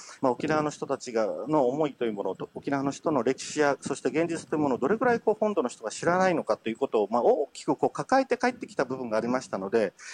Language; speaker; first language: Japanese; native; Japanese